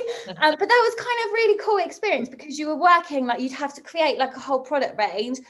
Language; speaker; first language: English; native; English